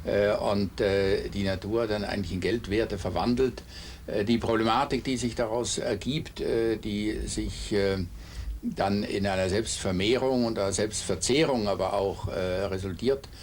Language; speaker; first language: German; native; German